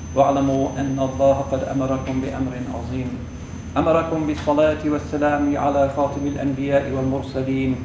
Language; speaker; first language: Arabic; non-native, fluent; English